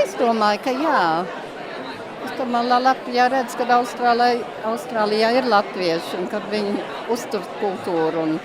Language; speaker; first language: Latvian; early bilingual, heritage; Latvian